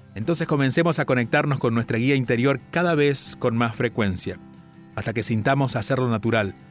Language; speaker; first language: Spanish; native; Spanish